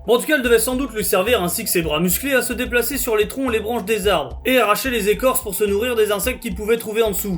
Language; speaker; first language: French; native; French